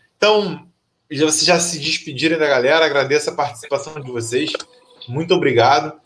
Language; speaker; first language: Portuguese; native; Portuguese